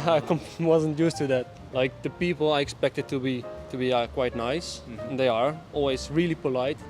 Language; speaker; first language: English; non-native, fluent; Dutch